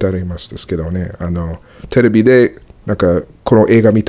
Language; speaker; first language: Japanese; non-native, learner; English